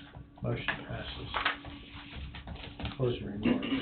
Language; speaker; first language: English; native; English